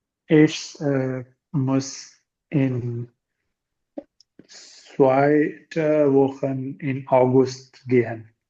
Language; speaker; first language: German; non-native, learner; Urdu